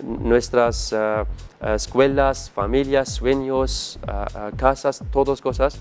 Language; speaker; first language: Spanish; non-native, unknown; Arabic